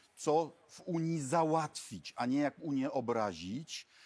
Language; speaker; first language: Polish; native; Polish